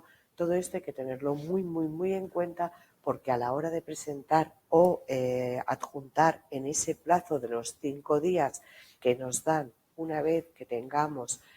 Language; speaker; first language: Spanish; native; Spanish